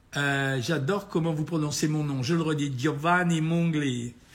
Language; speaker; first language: French; native; French